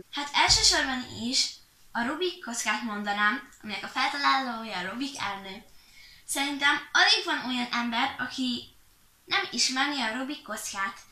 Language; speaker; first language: Hungarian; early bilingual, heritage; Hungarian